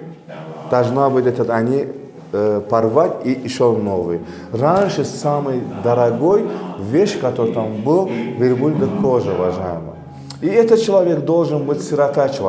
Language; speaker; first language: Russian; non-native, local second language; Azerbaijani